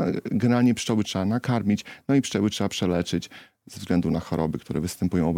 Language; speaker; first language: Polish; native; Polish